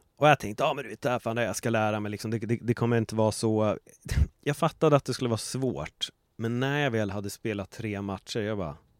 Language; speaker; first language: Swedish; native; Swedish